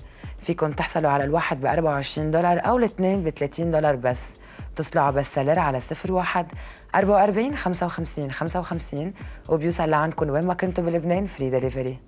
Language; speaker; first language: Arabic; native; Arabic